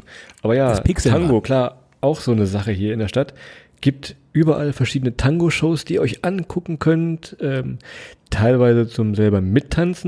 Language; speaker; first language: German; native; German